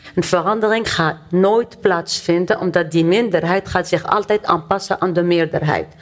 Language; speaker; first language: Dutch; non-native, fluent; Arabic